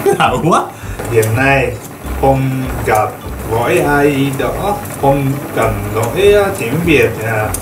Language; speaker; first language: Vietnamese; non-native, learner; Japanese